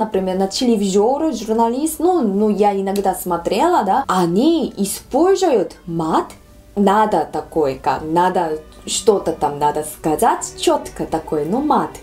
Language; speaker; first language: Russian; non-native, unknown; Korean